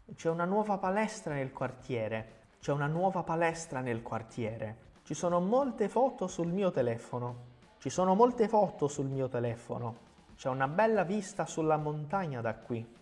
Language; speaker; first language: Italian; non-native, fluent; Portuguese